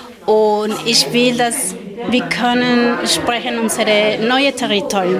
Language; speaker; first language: German; non-native, learner; Spanish